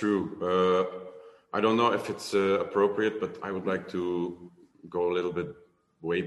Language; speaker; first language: English; non-native, fluent; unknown